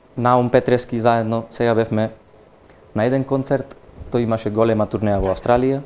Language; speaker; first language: Macedonian; native; Macedonian